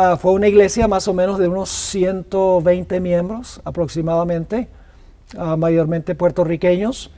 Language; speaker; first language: Spanish; early bilingual, other home language; English